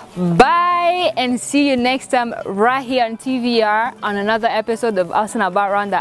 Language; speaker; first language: English; non-native, local second language; Kinyarwanda